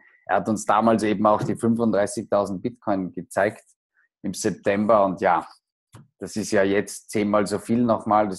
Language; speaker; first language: German; native; German